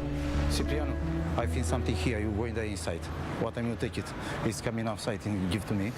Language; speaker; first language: English; non-native, learner; Romanian